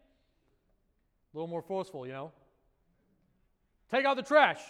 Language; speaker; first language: English; native; English